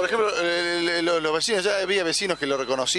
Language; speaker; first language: Spanish; native; Spanish